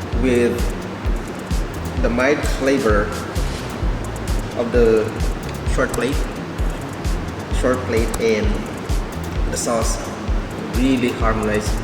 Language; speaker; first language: English; non-native, local second language; Filipino